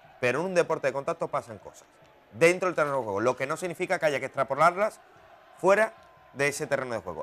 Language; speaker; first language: Spanish; native; Spanish